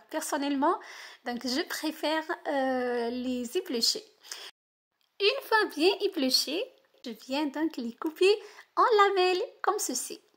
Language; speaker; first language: French; native; French